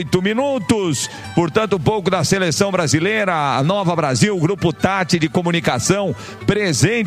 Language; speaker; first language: Portuguese; native; Portuguese